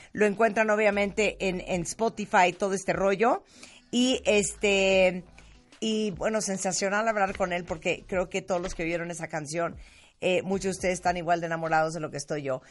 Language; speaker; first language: Spanish; native; Spanish